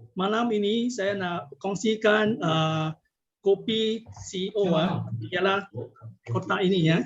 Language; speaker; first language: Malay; non-native, local second language; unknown